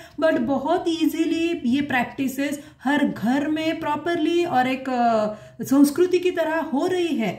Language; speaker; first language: Hindi; non-native, local second language; Marathi